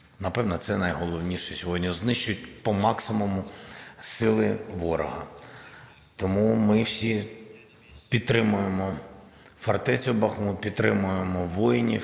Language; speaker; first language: Ukrainian; non-native, local second language; Russian